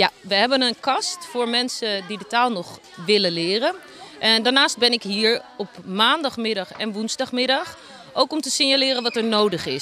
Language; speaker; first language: Dutch; native; Dutch